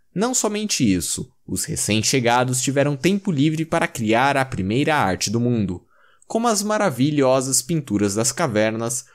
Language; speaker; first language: Portuguese; native; Portuguese